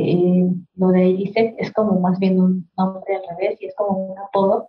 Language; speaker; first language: Spanish; non-native, local second language; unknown